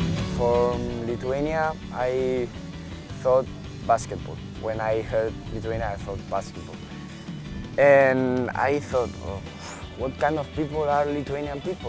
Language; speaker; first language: English; non-native, learner; Spanish